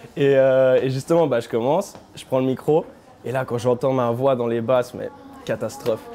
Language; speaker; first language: French; native; French